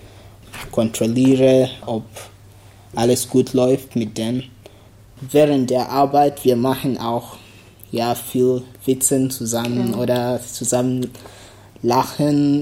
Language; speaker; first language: German; non-native, learner; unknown